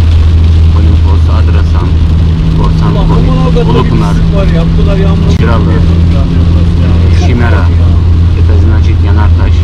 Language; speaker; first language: Russian; non-native, learner; Turkish